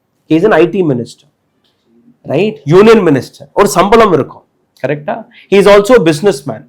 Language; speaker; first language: English; non-native, local second language; Tamil